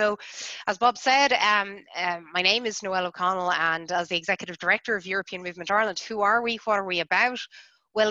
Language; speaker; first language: English; native; English